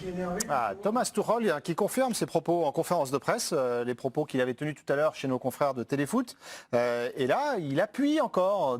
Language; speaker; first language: French; native; French